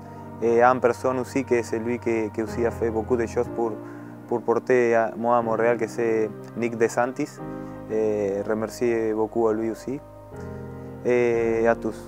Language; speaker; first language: French; non-native, learner; Spanish